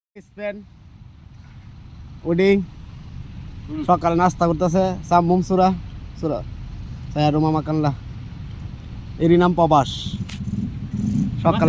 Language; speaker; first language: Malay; non-native, learner; Bangla